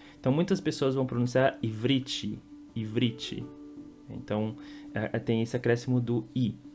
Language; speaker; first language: Portuguese; native; Portuguese